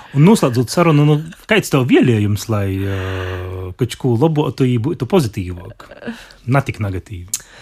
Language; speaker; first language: Latvian; non-native, local second language; Russian